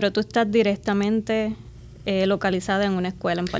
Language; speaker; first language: Spanish; native; Spanish